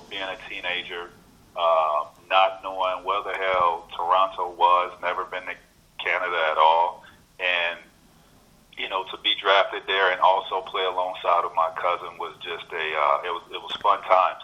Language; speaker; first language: English; native; English